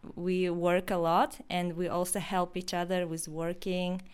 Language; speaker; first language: English; non-native, fluent; Yakut